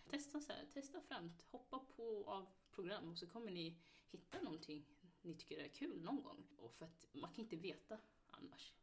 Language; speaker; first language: Swedish; early bilingual, other home language; Somali